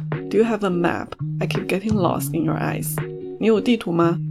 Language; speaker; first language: English; non-native, fluent; Chinese